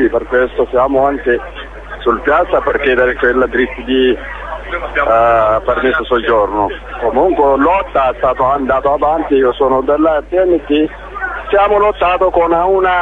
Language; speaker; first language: Italian; non-native, learner; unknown